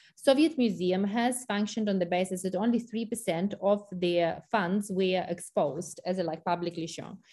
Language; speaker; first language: English; non-native, fluent; Ukrainian